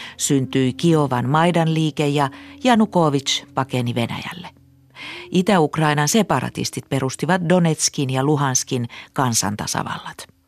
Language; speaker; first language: Finnish; native; Finnish